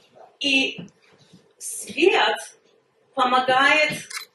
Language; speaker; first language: Russian; early bilingual, heritage; Russian